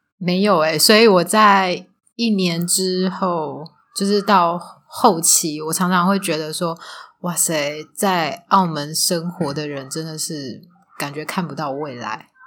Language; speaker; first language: Chinese; native; Chinese